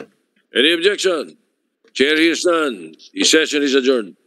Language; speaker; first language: English; non-native, local second language; Filipino